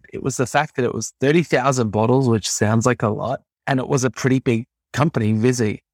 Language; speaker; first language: English; native; English